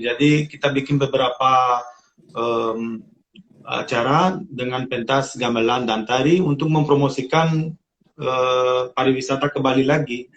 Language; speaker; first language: Indonesian; non-native, fluent; Romanian